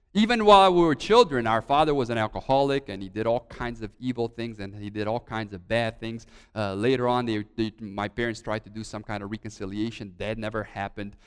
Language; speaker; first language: English; early bilingual, other home language; Romanian